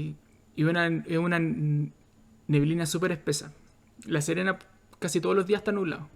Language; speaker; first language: Spanish; native; Spanish